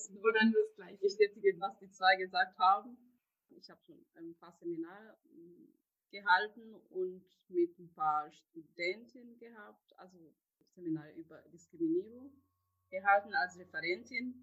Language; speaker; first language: German; non-native, fluent; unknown